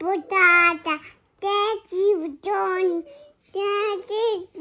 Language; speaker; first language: Italian; native; Italian